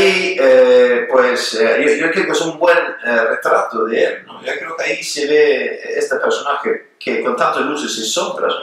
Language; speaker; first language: Spanish; non-native, fluent; Swedish